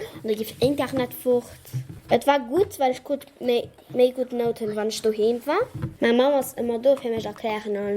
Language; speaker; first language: German; non-native, local second language; Luxembourgish